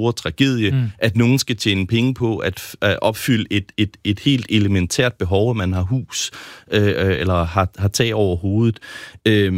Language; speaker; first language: Danish; native; Danish